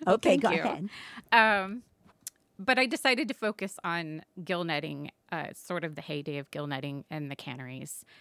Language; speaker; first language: English; native; English